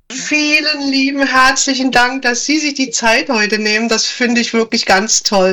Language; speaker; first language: German; native; German